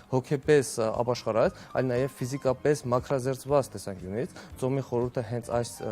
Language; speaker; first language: Armenian; non-native, local second language; Kurdish